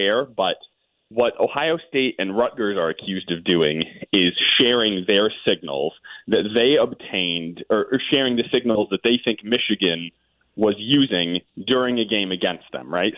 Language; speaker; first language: English; native; English